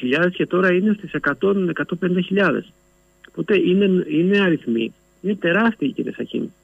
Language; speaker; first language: Greek; native; Greek